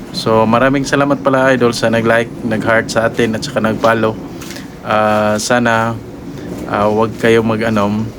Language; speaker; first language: Filipino; non-native, local second language; Cebuano